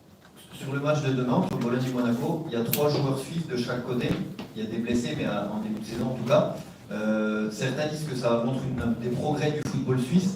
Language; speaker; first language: French; native; French